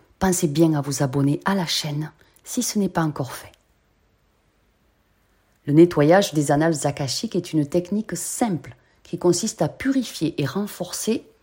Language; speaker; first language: French; native; French